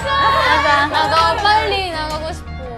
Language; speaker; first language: Korean; non-native, fluent; Japanese